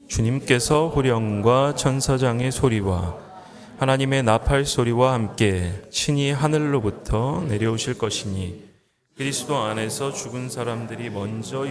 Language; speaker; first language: Korean; native; Korean